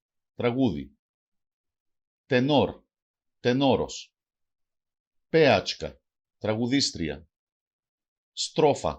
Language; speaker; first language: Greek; non-native, local second language; Macedonian